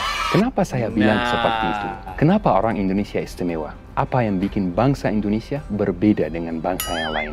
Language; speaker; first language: Indonesian; non-native, fluent; Arabic